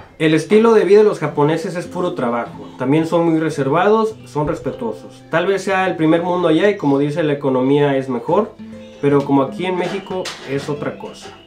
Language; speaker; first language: Spanish; native; Spanish